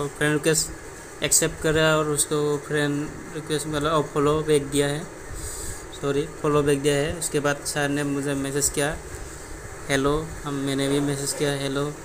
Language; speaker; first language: Hindi; non-native, local second language; Marathi